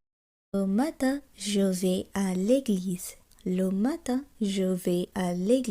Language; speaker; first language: French; non-native, fluent; Bangla